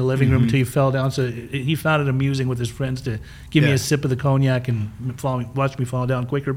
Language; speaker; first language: English; early bilingual, other home language; German